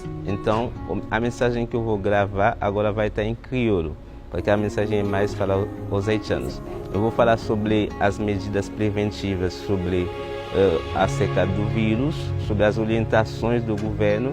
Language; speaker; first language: Portuguese; non-native, fluent; Haitian Creole